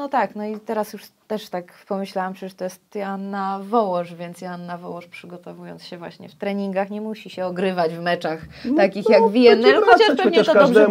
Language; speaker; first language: Polish; native; Polish